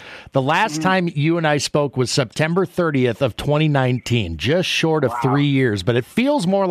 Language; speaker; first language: English; native; English